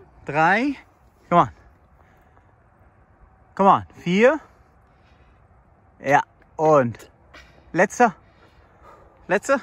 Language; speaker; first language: German; non-native, learner; Arabic